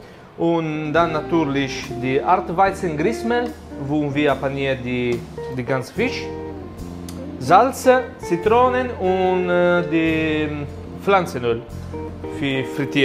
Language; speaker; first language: German; non-native, learner; Italian